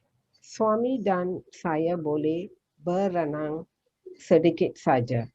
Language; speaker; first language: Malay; non-native, learner; Tamil